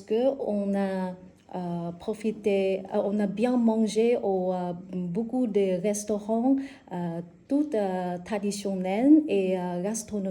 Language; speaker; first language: French; non-native, learner; Vietnamese